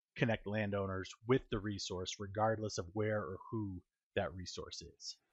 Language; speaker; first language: English; native; English